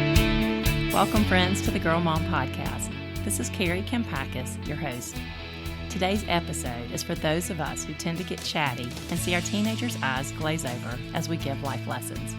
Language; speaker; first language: English; native; English